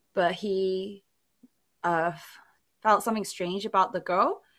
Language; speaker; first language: English; early bilingual, other home language; Cantonese